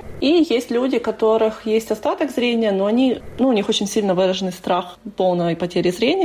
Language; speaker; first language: Russian; native; Russian